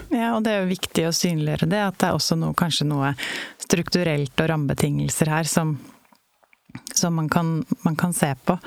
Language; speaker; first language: Norwegian; native; Norwegian